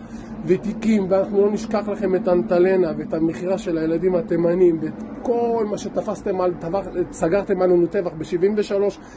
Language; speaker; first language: Hebrew; native; Hebrew